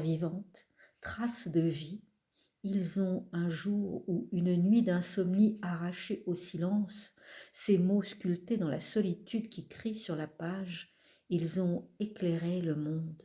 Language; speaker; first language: French; native; French